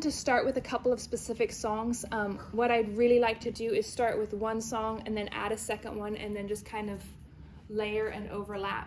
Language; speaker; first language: English; native; English